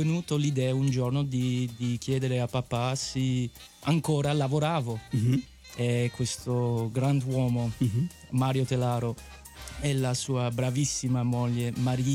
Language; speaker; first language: Italian; native; Italian